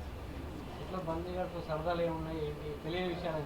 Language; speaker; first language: Telugu; native; Telugu